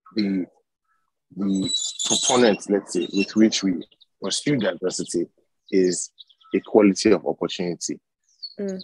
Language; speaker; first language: English; non-native, local second language; Yoruba